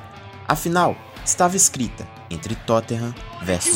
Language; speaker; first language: Portuguese; native; Portuguese